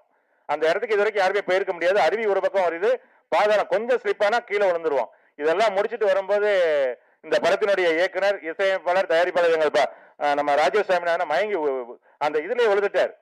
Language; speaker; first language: Tamil; native; Tamil